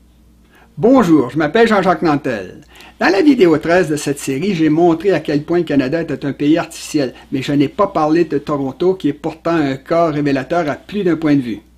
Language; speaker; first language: French; native; French